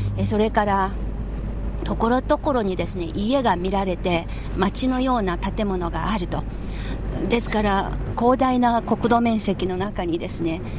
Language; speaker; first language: Japanese; non-native, fluent; Chinese